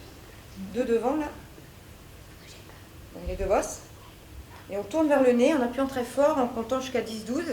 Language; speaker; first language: French; native; French